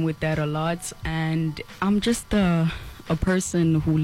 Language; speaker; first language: English; non-native, local second language; Zulu